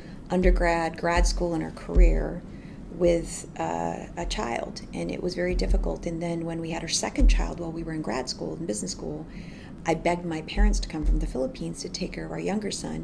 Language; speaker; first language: English; non-native, local second language; Filipino